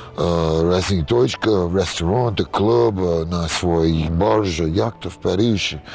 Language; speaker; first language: Russian; non-native, learner; English